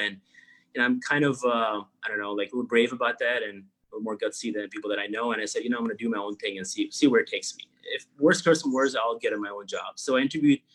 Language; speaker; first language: English; non-native, local second language; Urdu